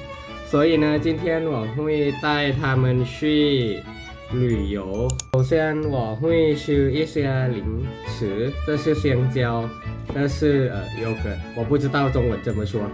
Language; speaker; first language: Chinese; non-native, learner; Thai